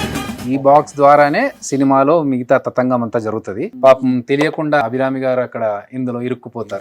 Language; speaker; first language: Telugu; native; Telugu